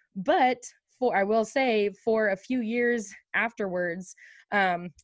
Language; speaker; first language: English; native; English